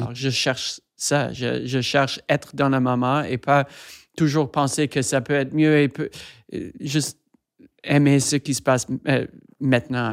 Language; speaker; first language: French; non-native, fluent; English